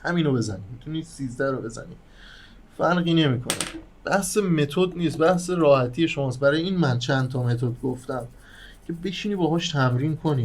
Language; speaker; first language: Persian; native; Persian